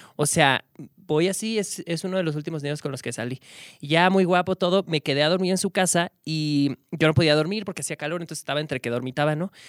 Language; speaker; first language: Spanish; native; Spanish